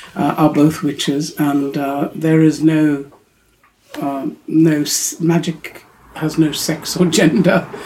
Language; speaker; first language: English; non-native, local second language; Urdu